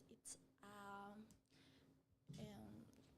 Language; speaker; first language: English; non-native, learner; Spanish